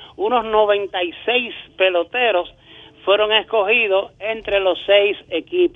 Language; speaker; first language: Spanish; native; Spanish